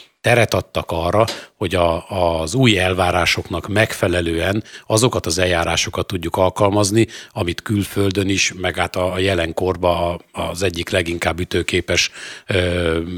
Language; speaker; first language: Hungarian; native; Hungarian